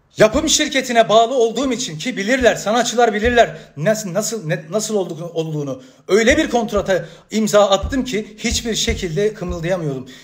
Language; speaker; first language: Turkish; native; Turkish